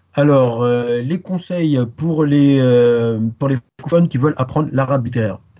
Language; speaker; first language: French; native; French